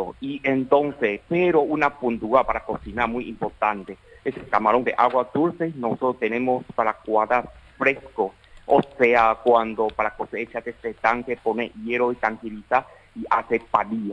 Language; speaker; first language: Spanish; non-native, learner; Chinese